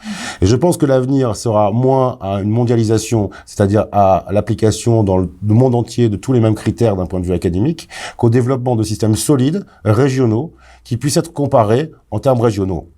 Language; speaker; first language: French; native; French